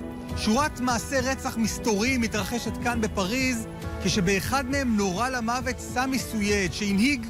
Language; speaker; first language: Hebrew; native; Hebrew